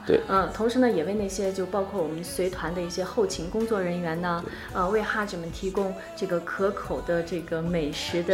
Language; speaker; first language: Chinese; native; Chinese